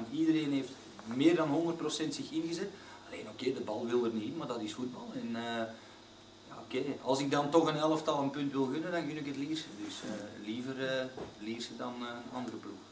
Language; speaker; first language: Dutch; native; Dutch